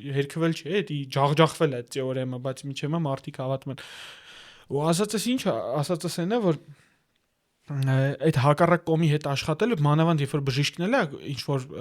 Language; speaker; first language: Armenian; native; Armenian